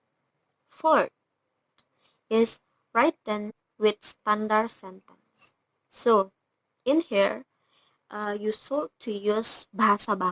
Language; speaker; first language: English; non-native, learner; Indonesian